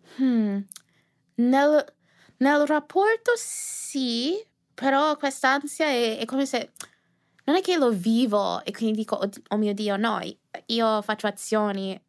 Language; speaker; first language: Italian; non-native, fluent; English